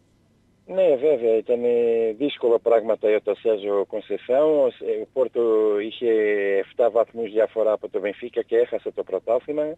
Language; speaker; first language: Greek; non-native, learner; Portuguese